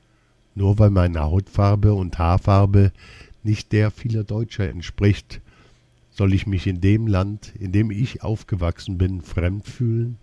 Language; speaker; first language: German; early bilingual, other home language; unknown